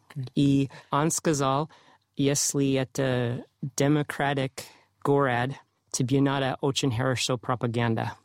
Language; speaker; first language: Russian; non-native, learner; English